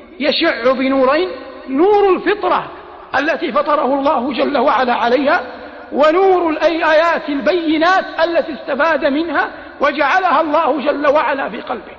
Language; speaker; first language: Arabic; native; Arabic